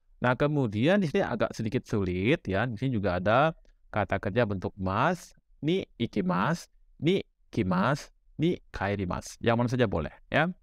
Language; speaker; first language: Indonesian; native; Indonesian